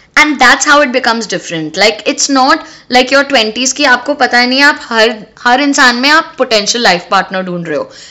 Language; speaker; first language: English; non-native, local second language; Hindi